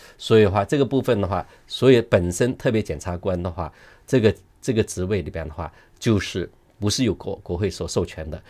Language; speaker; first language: Chinese; non-native, local second language; Cantonese